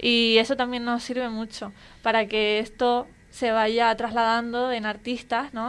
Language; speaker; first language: Spanish; native; Spanish